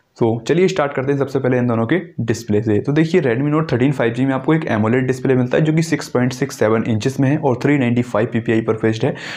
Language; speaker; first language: Hindi; native; Hindi